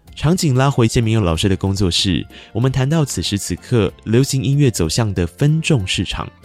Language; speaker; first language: Chinese; native; Chinese